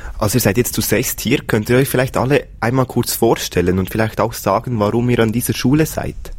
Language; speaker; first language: German; native; German